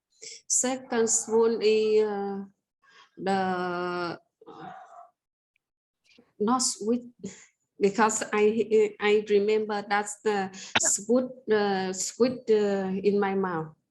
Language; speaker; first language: English; non-native, learner; Vietnamese